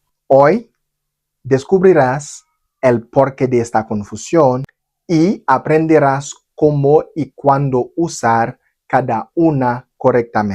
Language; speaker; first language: Spanish; non-native, fluent; Haitian Creole